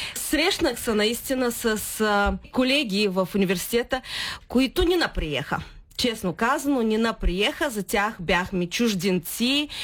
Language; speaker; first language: Bulgarian; early bilingual, heritage; Bulgarian